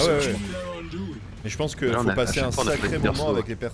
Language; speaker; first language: French; native; French